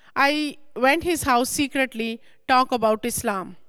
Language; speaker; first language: English; non-native, local second language; Punjabi